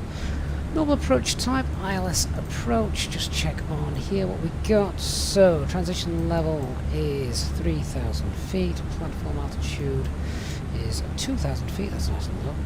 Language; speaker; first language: English; native; English